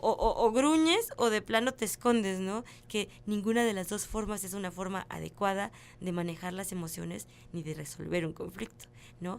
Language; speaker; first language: Spanish; native; Spanish